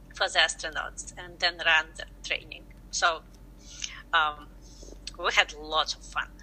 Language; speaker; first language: English; non-native, fluent; Russian